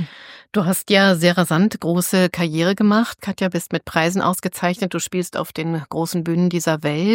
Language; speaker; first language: German; native; German